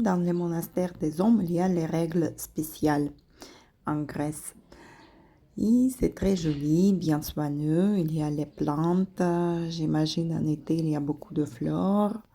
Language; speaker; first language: French; non-native, fluent; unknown